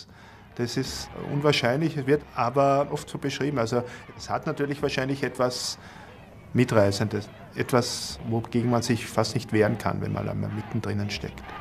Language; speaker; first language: German; native; German